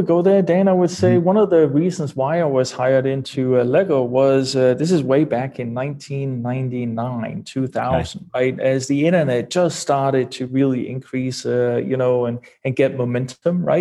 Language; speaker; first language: English; non-native, fluent; Danish